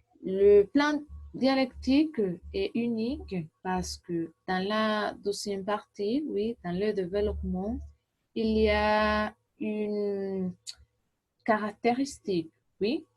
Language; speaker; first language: French; non-native, learner; Portuguese